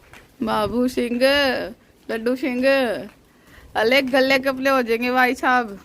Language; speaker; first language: Hindi; native; Hindi